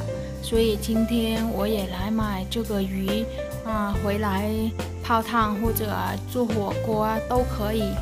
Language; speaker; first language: Chinese; non-native, fluent; Vietnamese